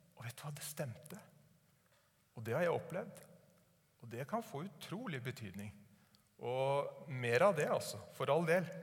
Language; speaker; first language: Norwegian; native; Norwegian